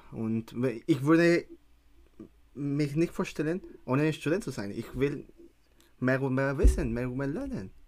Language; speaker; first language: German; non-native, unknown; Spanish